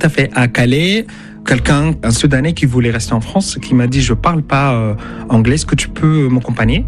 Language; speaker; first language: French; non-native, fluent; Arabic